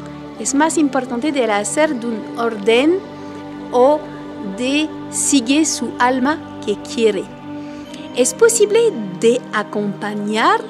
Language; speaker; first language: Spanish; non-native, learner; French